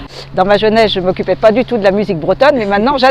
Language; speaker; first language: French; native; French